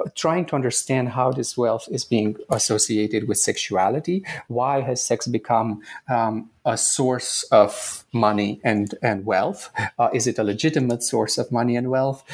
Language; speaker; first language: English; non-native, fluent; Romanian